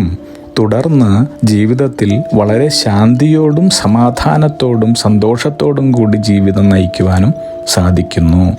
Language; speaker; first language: Malayalam; native; Malayalam